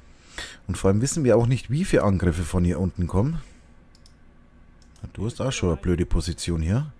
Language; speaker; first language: German; native; German